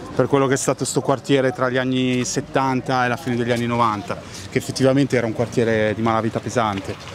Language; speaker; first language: Italian; native; Italian